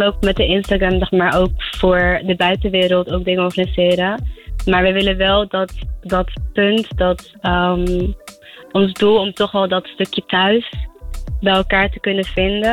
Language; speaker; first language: Dutch; early bilingual, other home language; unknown